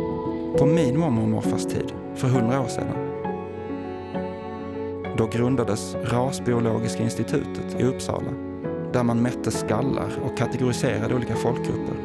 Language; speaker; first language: Swedish; native; Swedish